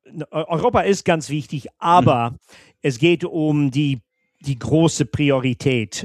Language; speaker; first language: German; non-native, fluent; English